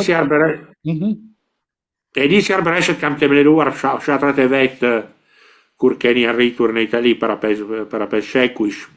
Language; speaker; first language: Albanian; non-native, learner; Italian